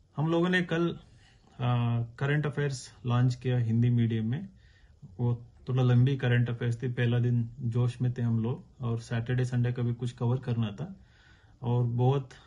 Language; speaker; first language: Hindi; non-native, local second language; Kannada